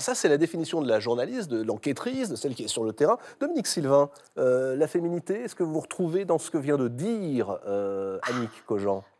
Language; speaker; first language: French; native; French